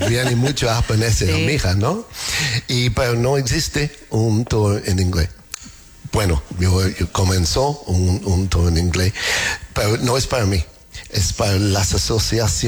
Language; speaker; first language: Spanish; non-native, learner; English